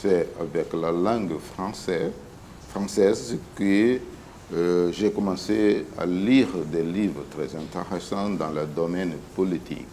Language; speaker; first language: French; non-native, fluent; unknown